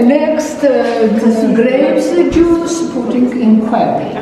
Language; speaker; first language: English; non-native, learner; Georgian